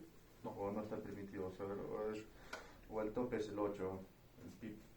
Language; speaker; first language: Spanish; native; Spanish